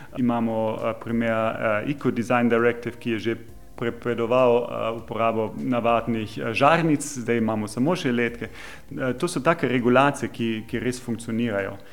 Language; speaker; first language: Slovenian; non-native, fluent; German